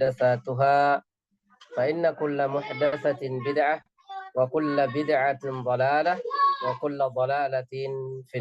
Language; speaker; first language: Arabic; non-native, fluent; Indonesian